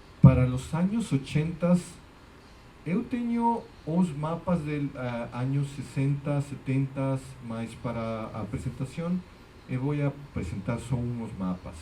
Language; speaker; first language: Portuguese; non-native, fluent; Spanish